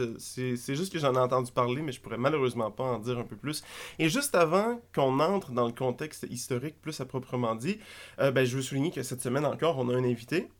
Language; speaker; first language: French; native; French